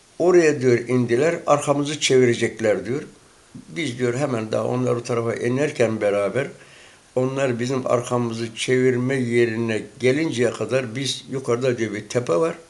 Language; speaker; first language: Turkish; native; Turkish